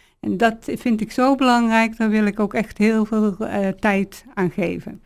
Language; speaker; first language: Dutch; native; Dutch